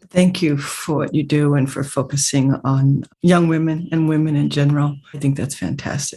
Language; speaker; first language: English; native; English